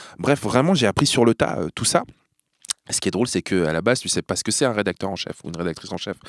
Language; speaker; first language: French; native; French